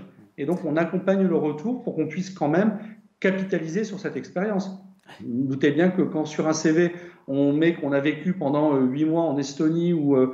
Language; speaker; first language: French; native; French